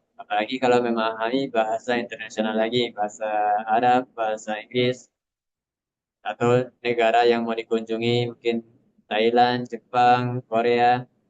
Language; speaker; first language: Indonesian; non-native, local second language; Minangkabau